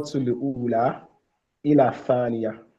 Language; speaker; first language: Arabic; non-native, learner; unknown